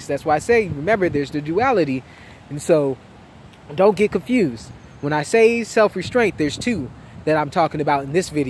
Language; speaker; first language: English; native; English